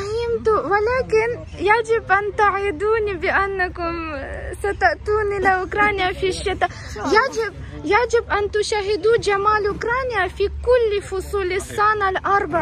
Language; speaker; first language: Arabic; non-native, fluent; Ukrainian